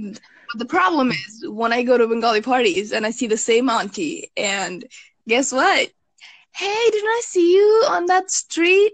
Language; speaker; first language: English; early bilingual, other home language; Bangla